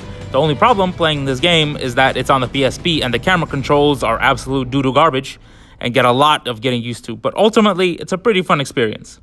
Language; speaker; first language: English; native; English